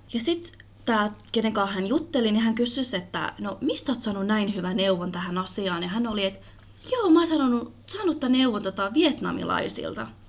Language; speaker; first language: Finnish; early bilingual, other home language; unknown